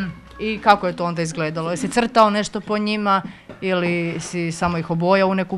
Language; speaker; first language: Croatian; native; Croatian